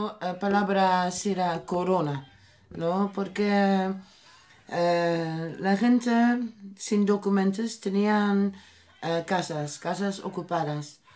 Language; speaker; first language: Spanish; non-native, learner; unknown